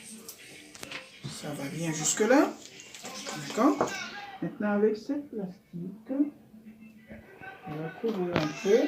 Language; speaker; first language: French; non-native, local second language; Haitian Creole